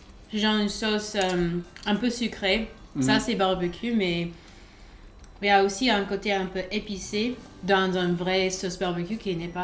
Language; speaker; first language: French; non-native, fluent; English